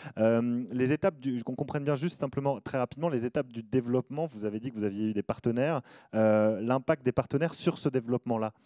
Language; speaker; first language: French; native; French